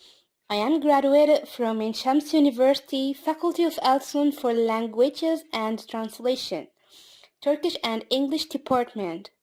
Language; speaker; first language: English; non-native, fluent; Arabic